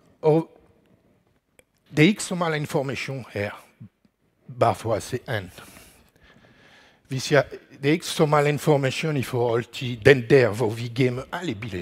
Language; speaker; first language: Danish; non-native, learner; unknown